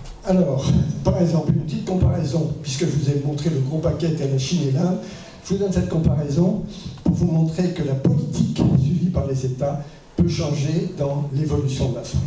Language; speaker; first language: French; native; French